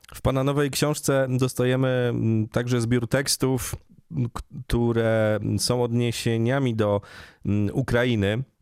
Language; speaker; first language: Polish; native; Polish